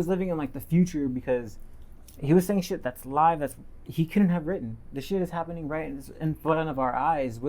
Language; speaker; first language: English; native; English